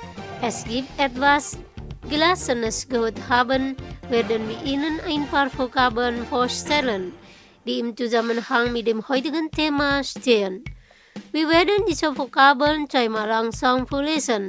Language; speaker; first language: German; non-native, fluent; Indonesian